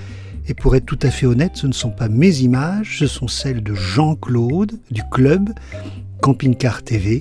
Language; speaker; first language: French; native; French